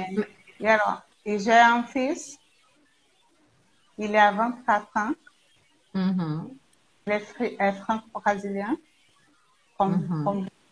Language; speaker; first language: French; non-native, learner; Portuguese